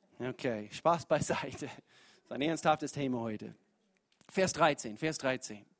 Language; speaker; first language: German; non-native, fluent; English